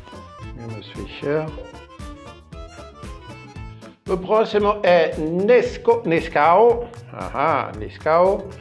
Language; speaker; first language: Portuguese; non-native, fluent; French